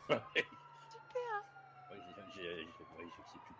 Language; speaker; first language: French; native; French